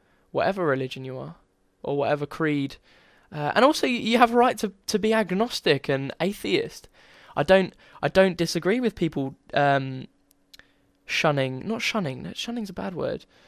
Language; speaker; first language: English; native; English